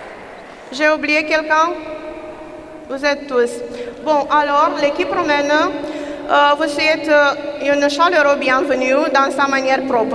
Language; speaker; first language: French; non-native, fluent; Romanian